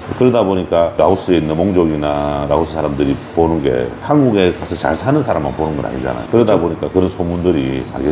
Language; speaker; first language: Korean; native; Korean